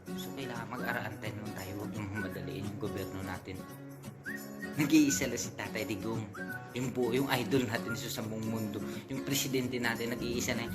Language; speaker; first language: Filipino; non-native, local second language; Hiligaynon